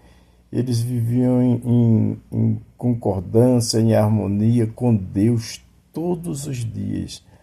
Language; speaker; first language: Portuguese; native; Portuguese